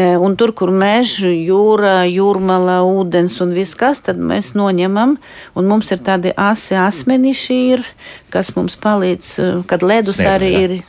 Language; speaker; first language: Latvian; non-native, local second language; Russian